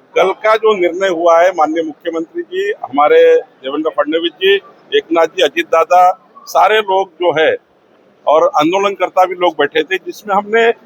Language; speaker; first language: Hindi; non-native, local second language; Marathi